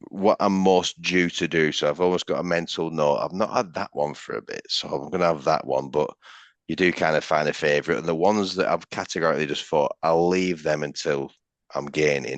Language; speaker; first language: English; native; English